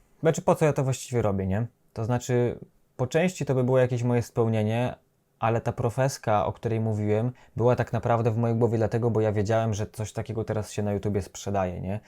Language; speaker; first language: Polish; native; Polish